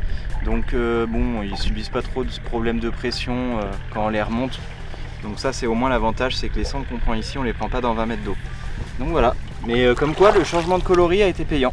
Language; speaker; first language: French; native; French